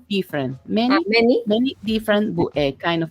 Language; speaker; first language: English; non-native, fluent; Spanish